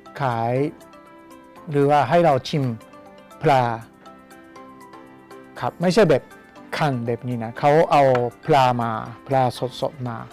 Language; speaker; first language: Thai; non-native, fluent; Japanese